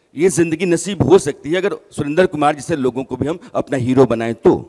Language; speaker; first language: Hindi; native; Hindi